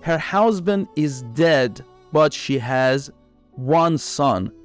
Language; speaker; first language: English; non-native, fluent; Persian